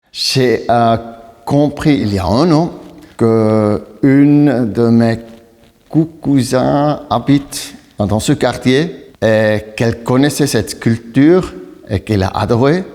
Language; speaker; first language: French; non-native, local second language; German